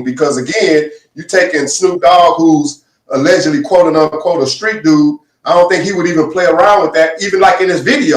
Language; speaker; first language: English; native; English